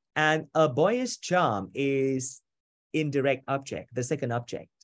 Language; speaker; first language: English; non-native, fluent; Vietnamese